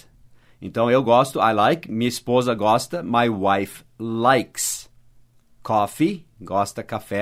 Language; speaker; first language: Portuguese; non-native, fluent; English